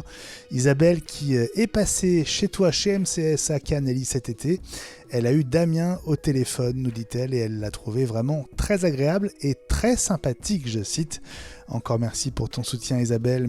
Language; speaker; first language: French; native; French